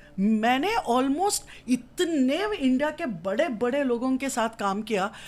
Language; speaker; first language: Hindi; non-native, local second language; Kannada